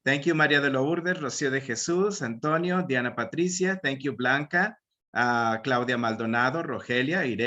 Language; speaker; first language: Spanish; native; Spanish